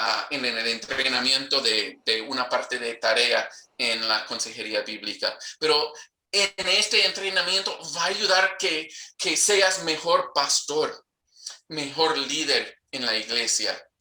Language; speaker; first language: Spanish; non-native, fluent; English